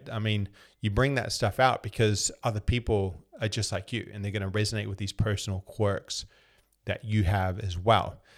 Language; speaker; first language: English; native; English